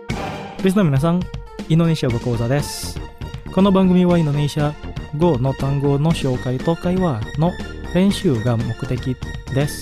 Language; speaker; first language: Japanese; non-native, fluent; Indonesian